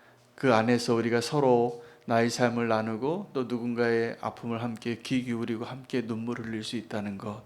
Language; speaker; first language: Korean; native; Korean